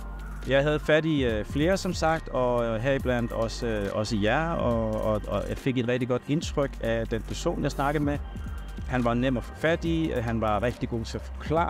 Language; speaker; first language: Danish; non-native, fluent; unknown